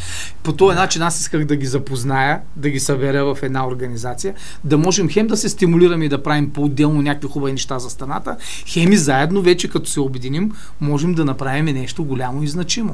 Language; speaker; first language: Bulgarian; native; Bulgarian